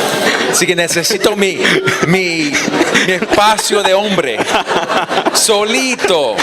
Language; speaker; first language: Spanish; non-native, fluent; English